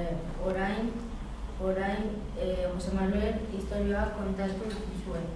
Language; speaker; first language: Basque; non-native, local second language; Spanish